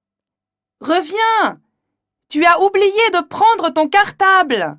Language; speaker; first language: French; native; French